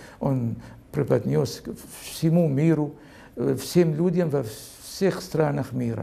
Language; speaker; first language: Russian; non-native, fluent; Arabic